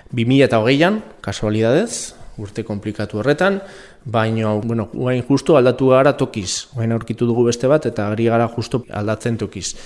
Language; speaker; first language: Basque; non-native, local second language; Spanish